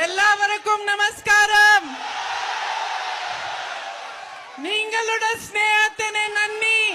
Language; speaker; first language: Malayalam; non-native, learner; Hindi